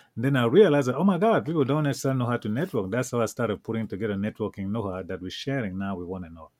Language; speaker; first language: English; non-native, local second language; French